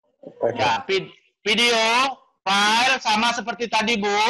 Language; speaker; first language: Indonesian; native; Indonesian